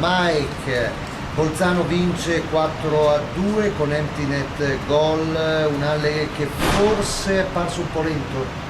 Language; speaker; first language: Italian; native; Italian